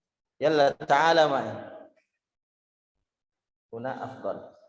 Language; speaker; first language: Arabic; non-native, fluent; Indonesian